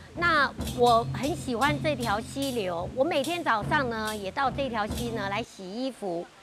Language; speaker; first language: Chinese; native; Chinese